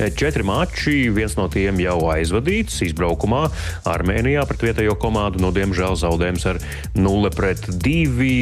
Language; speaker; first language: Latvian; native; Latvian